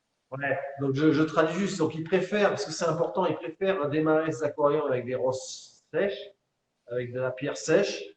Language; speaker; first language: French; native; French